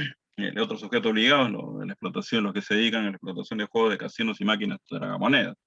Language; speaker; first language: Spanish; native; Spanish